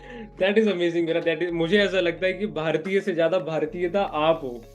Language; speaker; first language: Hindi; native; Hindi